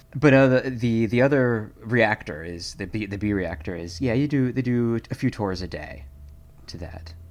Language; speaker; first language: English; native; English